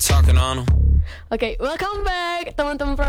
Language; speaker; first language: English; non-native, learner; Indonesian